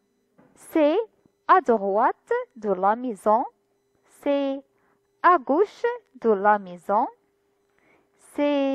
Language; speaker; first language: French; non-native, fluent; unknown